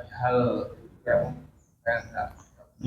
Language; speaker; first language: Indonesian; native; Indonesian